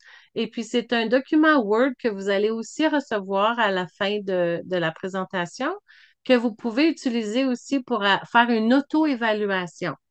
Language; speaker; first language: French; native; French